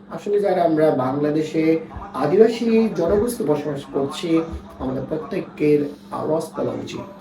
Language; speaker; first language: Bangla; non-native, local second language; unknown